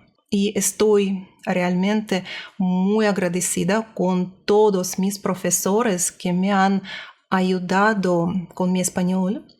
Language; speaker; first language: Spanish; non-native, learner; Russian